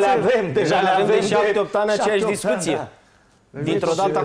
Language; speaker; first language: Romanian; native; Romanian